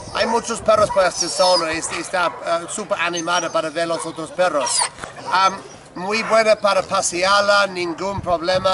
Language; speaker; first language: Spanish; non-native, learner; English